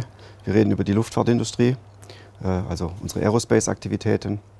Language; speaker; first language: German; native; German